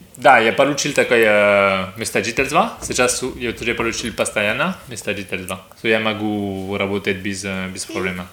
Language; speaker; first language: Russian; non-native, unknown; French